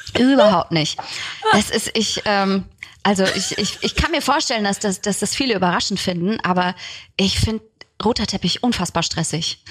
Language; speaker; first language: German; early bilingual, other home language; Turkish